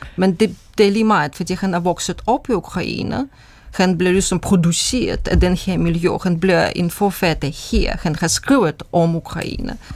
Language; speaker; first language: Danish; non-native, fluent; Russian